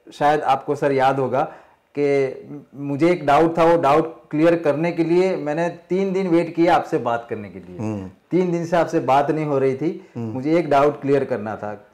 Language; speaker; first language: Hindi; non-native, local second language; Marathi